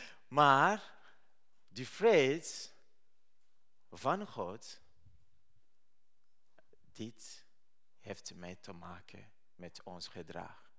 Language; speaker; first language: Dutch; non-native, learner; Rundi